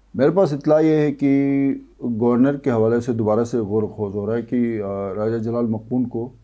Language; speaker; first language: Urdu; non-native, local second language; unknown